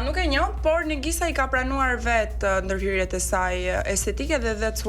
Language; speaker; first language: Albanian; native; Albanian